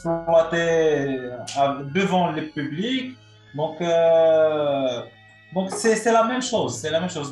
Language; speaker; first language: French; non-native, local second language; Arabic